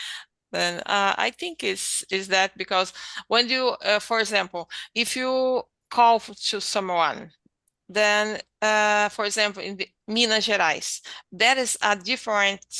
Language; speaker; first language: English; non-native, learner; Portuguese